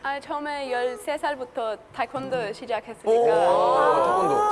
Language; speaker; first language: Korean; non-native, learner; English